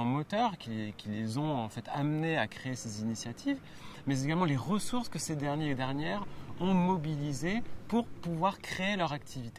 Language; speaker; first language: French; native; French